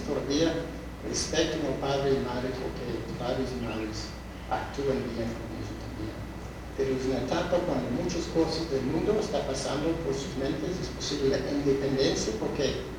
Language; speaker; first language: Spanish; non-native, fluent; English